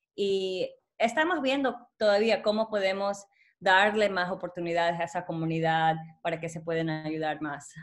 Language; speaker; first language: Spanish; early bilingual, heritage; Spanish